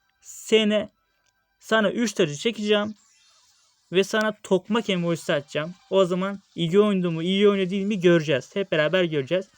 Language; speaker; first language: Turkish; native; Turkish